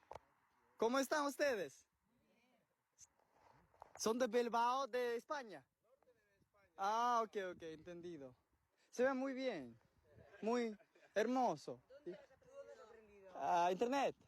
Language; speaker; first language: Spanish; non-native, learner; Kazakh